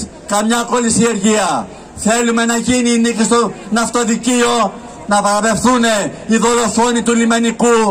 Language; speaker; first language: Greek; native; Greek